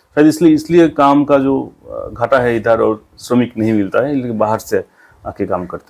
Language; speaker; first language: Hindi; non-native, local second language; Bangla